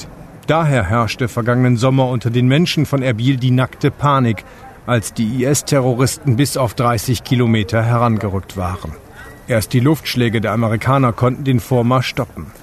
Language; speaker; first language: German; native; German